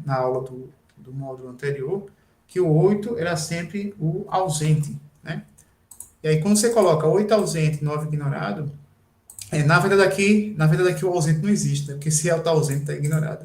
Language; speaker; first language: Portuguese; native; Portuguese